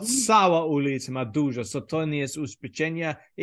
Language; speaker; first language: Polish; non-native, learner; English